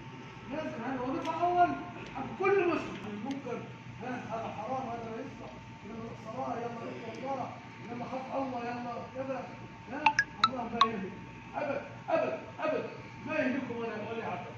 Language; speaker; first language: Arabic; non-native, learner; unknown